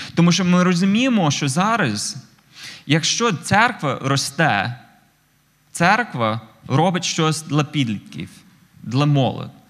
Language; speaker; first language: Ukrainian; non-native, fluent; English